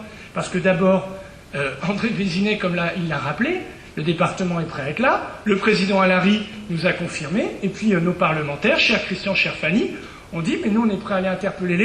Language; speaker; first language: French; native; French